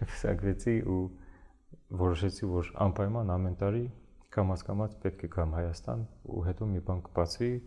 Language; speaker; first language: Armenian; early bilingual, heritage; Armenian